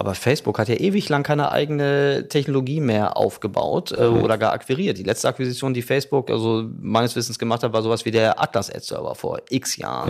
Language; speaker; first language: German; native; German